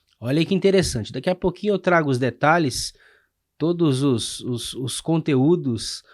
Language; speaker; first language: Portuguese; native; Portuguese